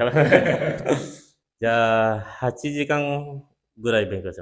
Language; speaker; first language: Japanese; non-native, learner; Indonesian